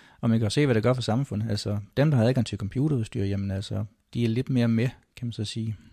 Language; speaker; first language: Danish; native; Danish